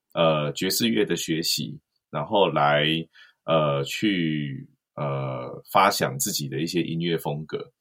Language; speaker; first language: Chinese; native; Chinese